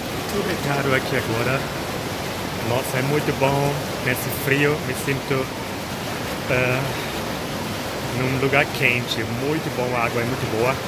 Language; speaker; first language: Portuguese; non-native, fluent; German